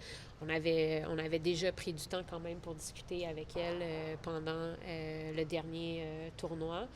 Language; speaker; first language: French; native; French